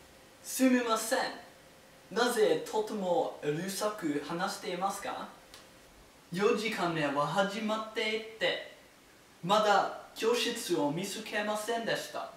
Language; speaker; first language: Japanese; non-native, learner; English